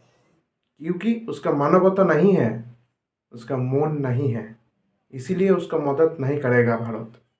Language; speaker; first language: Hindi; non-native, local second language; Nepali